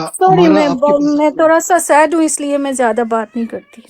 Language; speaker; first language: Urdu; native; Urdu